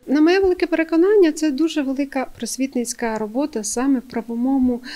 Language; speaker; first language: Ukrainian; native; Ukrainian